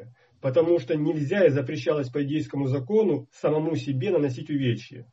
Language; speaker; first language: Russian; native; Russian